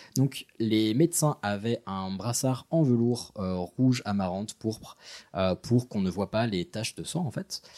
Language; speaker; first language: French; early bilingual, other home language; Arabic